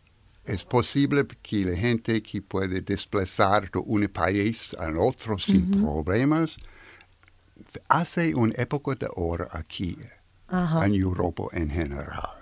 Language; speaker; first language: Spanish; non-native, learner; French